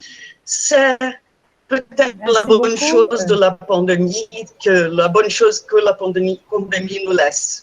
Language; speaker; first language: French; non-native, fluent; Portuguese